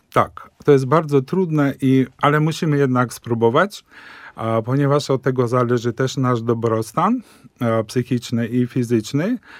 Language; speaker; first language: Polish; early bilingual, heritage; Polish